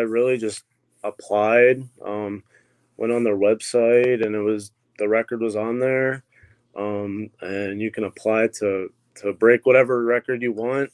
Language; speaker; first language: English; native; English